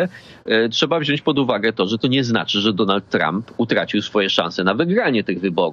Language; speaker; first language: Polish; native; Polish